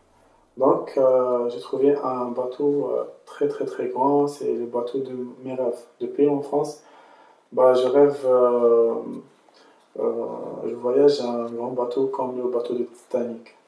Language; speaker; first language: French; non-native, local second language; Arabic